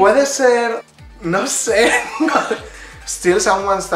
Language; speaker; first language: Spanish; native; Spanish